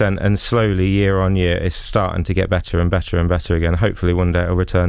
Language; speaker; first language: English; native; English